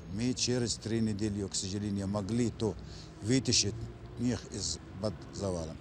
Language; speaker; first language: Russian; non-native, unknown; Arabic